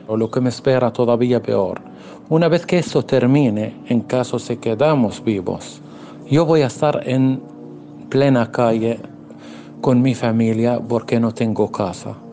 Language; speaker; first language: Spanish; non-native, fluent; Arabic